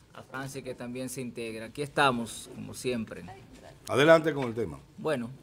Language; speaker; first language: Spanish; native; Spanish